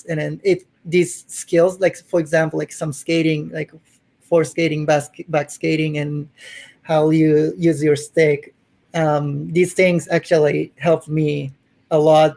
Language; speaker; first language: English; non-native, fluent; Japanese